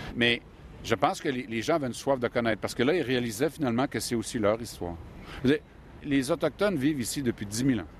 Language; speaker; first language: French; native; French